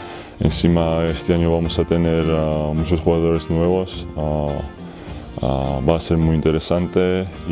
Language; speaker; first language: Spanish; non-native, fluent; Georgian